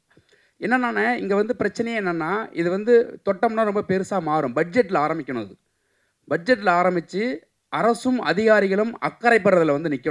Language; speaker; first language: Tamil; native; Tamil